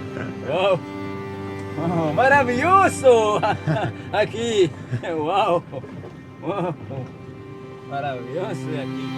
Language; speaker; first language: Spanish; non-native, learner; Arabic